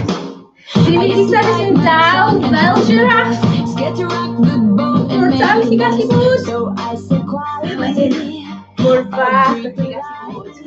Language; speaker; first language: Welsh; non-native, learner; English